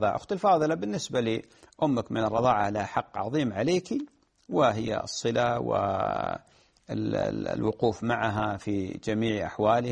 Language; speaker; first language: Arabic; native; Arabic